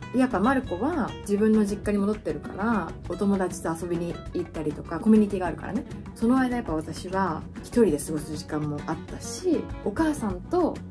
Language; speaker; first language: Japanese; native; Japanese